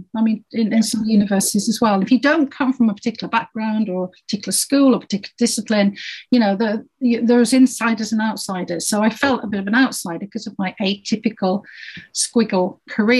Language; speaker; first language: English; native; English